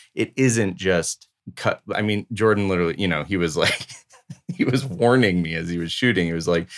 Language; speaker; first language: English; native; English